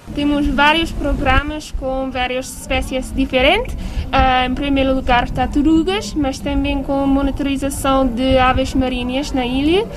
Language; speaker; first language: Portuguese; non-native, learner; English